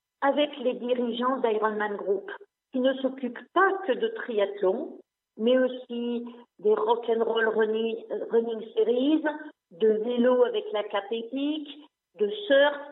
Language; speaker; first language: French; non-native, local second language; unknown